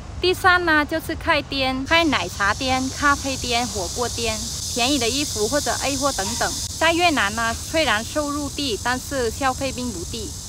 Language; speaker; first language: Chinese; non-native, fluent; Vietnamese